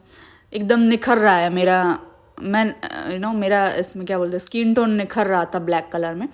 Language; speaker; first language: Hindi; native; Hindi